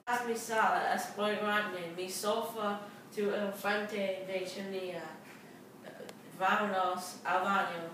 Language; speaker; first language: Spanish; non-native, learner; English